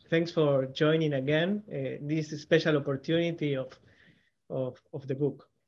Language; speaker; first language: English; non-native, fluent; Spanish